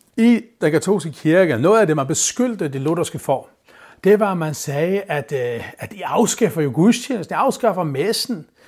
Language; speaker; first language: Danish; non-native, local second language; Faroese